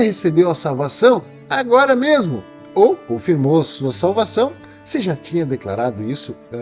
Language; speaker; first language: Portuguese; native; Portuguese